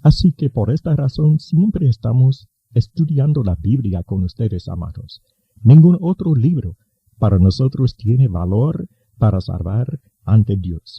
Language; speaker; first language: Spanish; native; Spanish